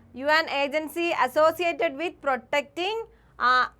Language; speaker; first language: English; non-native, local second language; Malayalam